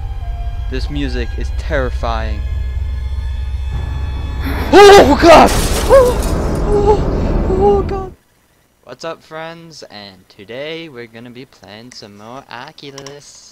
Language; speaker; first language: English; native; English